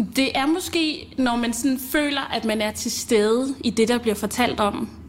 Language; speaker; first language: Danish; early bilingual, other home language; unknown